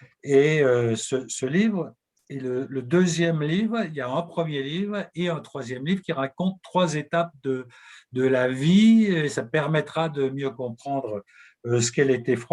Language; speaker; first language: French; native; French